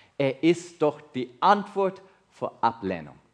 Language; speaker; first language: German; non-native, learner; English